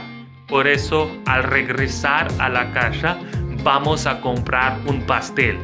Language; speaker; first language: Spanish; non-native, fluent; Hindi